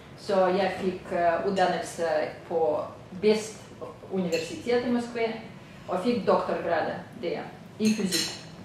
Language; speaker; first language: Danish; non-native, fluent; Russian